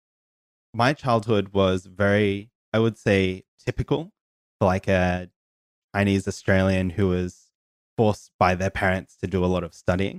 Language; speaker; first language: English; native; English